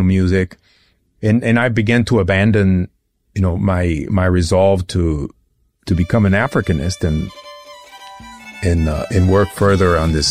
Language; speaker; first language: English; non-native, fluent; Spanish